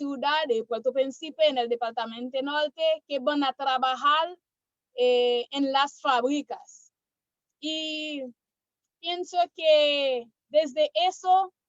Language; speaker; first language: Spanish; non-native, learner; Haitian Creole